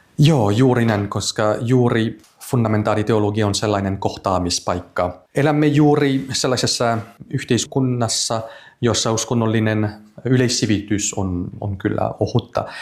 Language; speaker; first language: Finnish; non-native, fluent; French